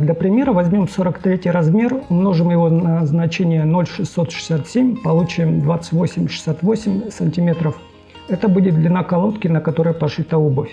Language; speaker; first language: Russian; native; Russian